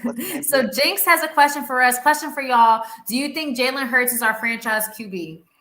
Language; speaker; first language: English; native; English